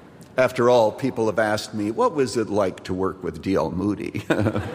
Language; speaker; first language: English; native; English